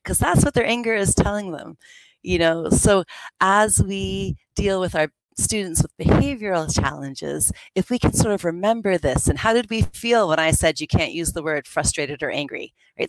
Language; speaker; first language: English; native; English